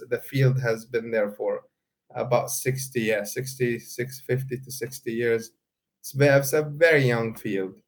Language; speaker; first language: English; non-native, fluent; Arabic